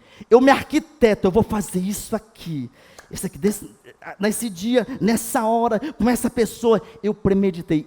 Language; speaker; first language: Portuguese; native; Portuguese